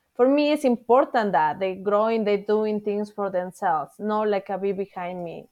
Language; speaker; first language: English; non-native, learner; Spanish